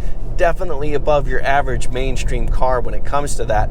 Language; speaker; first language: English; native; English